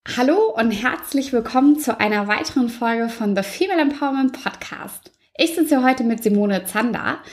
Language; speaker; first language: German; native; German